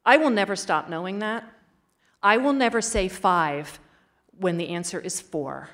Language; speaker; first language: English; native; English